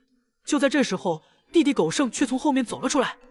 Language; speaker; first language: Chinese; native; Chinese